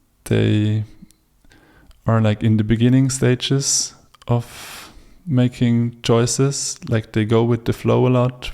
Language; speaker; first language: English; non-native, fluent; German